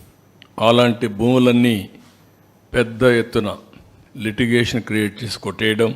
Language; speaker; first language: Telugu; native; Telugu